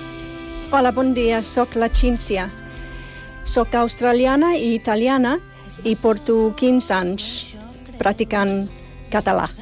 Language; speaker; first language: Catalan; non-native, fluent; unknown